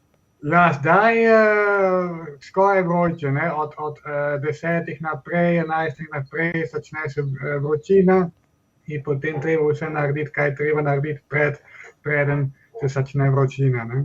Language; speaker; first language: Slovenian; non-native, fluent; Spanish